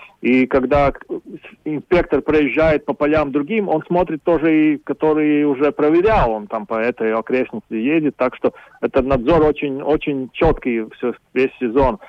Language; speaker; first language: Russian; non-native, local second language; Latvian